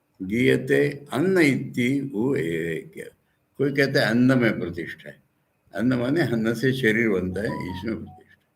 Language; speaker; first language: Hindi; non-native, local second language; Bangla